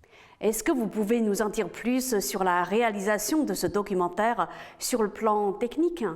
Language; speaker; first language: French; native; French